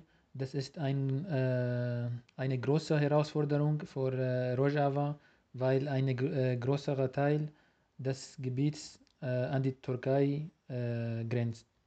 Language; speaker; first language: German; non-native, learner; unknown